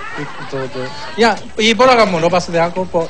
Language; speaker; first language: Filipino; non-native, learner; Korean